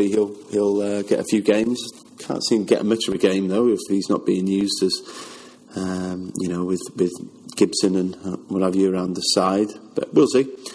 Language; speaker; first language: English; native; English